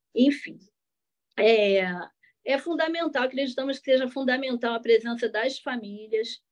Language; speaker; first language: Portuguese; native; Portuguese